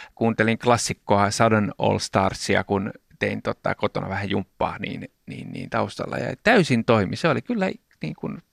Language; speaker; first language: Finnish; early bilingual, other home language; Japanese